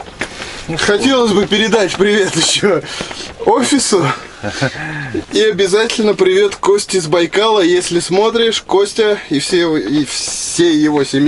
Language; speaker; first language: Russian; native; Russian